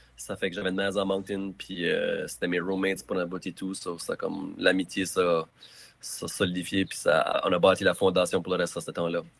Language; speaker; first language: French; native; French